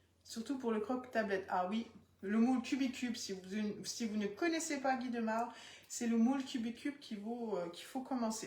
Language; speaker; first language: French; native; French